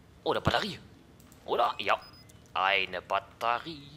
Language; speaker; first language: German; native; German